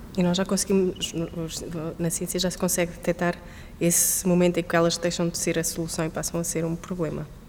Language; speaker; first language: Portuguese; native; Portuguese